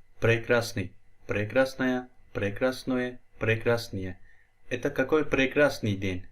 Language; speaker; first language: Russian; non-native, fluent; Turkish